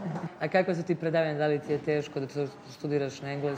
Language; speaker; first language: Bosnian; native; Bosnian